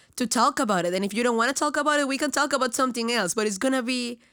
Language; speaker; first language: English; non-native, fluent; Spanish